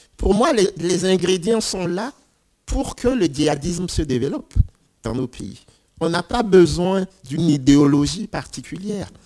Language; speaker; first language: French; non-native, local second language; Ewe